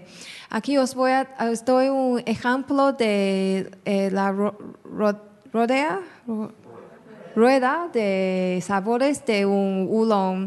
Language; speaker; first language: Spanish; non-native, fluent; Chinese